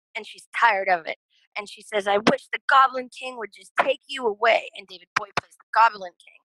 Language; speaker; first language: English; native; English